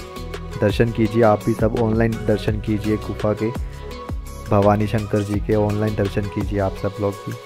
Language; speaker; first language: Hindi; native; Hindi